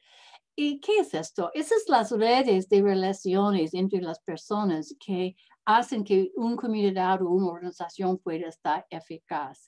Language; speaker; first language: Spanish; non-native, learner; English